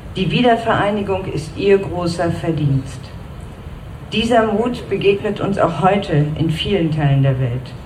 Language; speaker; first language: German; native; German